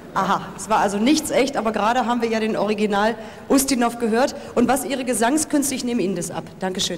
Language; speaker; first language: German; native; German